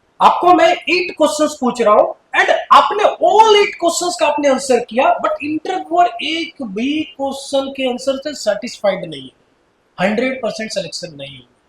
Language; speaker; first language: Hindi; native; Hindi